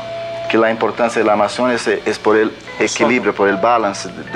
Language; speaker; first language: Spanish; non-native, fluent; Portuguese